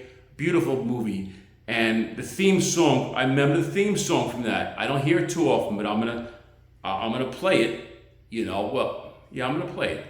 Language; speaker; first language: English; native; English